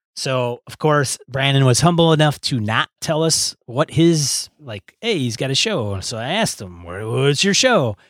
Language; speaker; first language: English; native; English